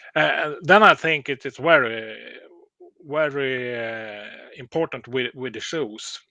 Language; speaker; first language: English; non-native, learner; Swedish